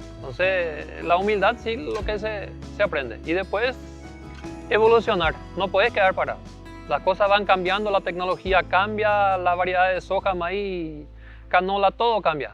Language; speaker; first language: Spanish; early bilingual, other home language; German